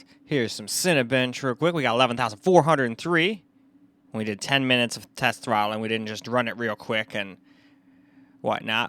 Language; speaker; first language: English; native; English